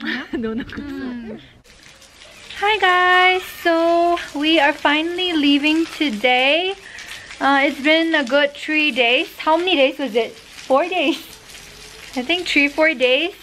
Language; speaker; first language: English; non-native, local second language; Tangkhul Naga (India)